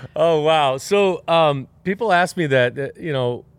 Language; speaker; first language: English; native; English